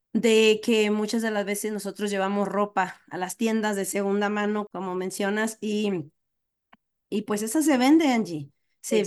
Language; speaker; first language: Spanish; native; Spanish